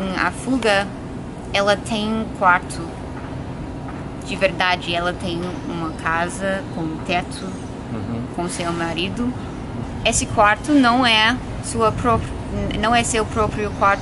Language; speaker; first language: Portuguese; non-native, fluent; English